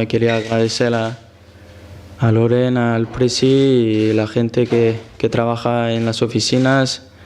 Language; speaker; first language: Spanish; non-native, fluent; French